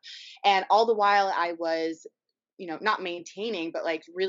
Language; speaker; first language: English; native; English